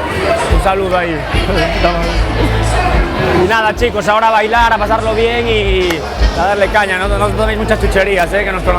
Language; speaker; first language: Spanish; native; Spanish